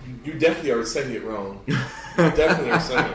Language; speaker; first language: English; native; English